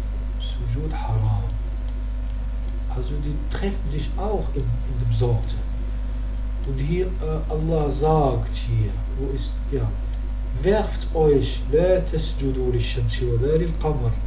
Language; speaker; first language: German; non-native, learner; Arabic